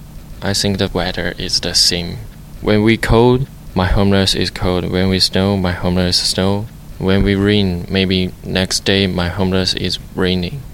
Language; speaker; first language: English; non-native, learner; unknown